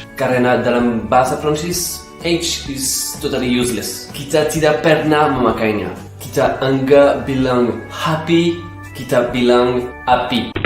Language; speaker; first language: Indonesian; non-native, learner; French